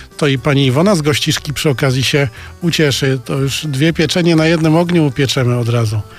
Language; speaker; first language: Polish; native; Polish